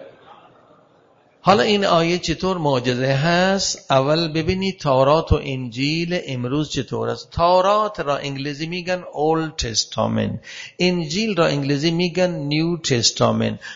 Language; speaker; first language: Persian; non-native, fluent; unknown